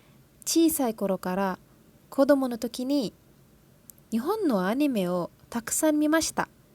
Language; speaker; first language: Japanese; non-native, learner; Malay